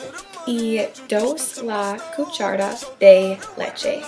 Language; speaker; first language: Spanish; non-native, learner; English